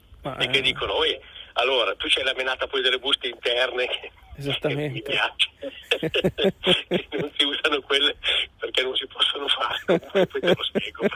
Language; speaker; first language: Italian; native; Italian